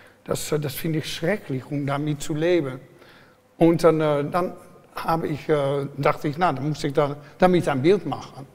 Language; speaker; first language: German; non-native, fluent; Dutch